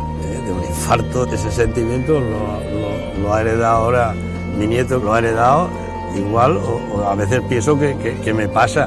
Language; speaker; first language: Spanish; native; Spanish